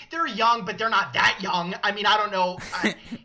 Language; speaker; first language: English; native; English